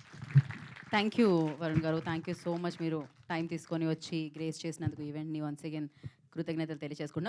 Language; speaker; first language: Telugu; native; Telugu